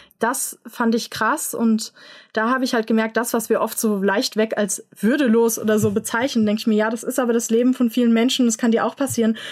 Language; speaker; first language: German; native; German